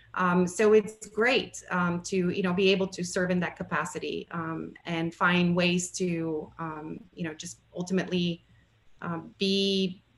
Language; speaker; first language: English; non-native, fluent; Bulgarian